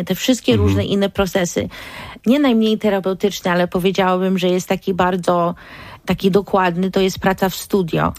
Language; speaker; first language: Polish; early bilingual, heritage; Polish